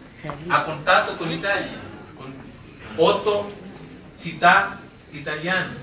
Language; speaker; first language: Italian; non-native, learner; Greek